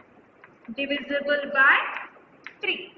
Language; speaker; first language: English; non-native, local second language; Telugu